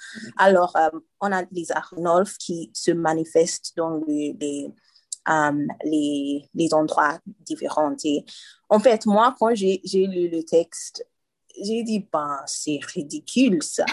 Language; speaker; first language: French; non-native, learner; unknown